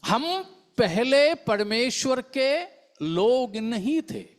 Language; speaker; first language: Hindi; non-native, local second language; Malayalam